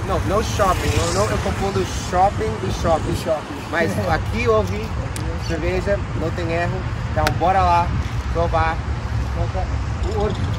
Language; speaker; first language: Portuguese; non-native, fluent; English